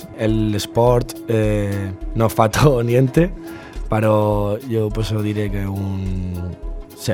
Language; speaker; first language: Italian; non-native, learner; Spanish